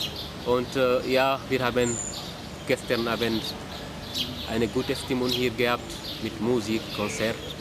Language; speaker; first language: German; non-native, fluent; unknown